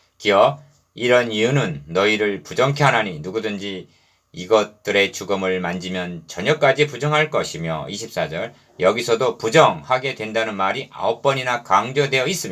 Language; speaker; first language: Korean; native; Korean